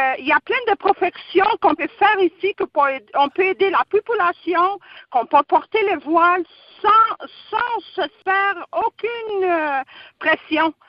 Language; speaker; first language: French; non-native, fluent; Portuguese